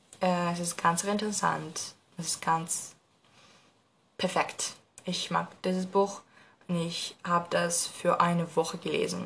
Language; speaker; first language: German; non-native, learner; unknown